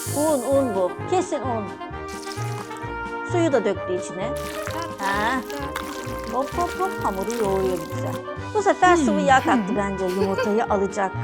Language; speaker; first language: Turkish; native; Turkish